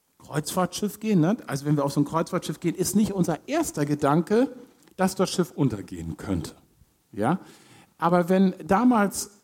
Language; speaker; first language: German; native; German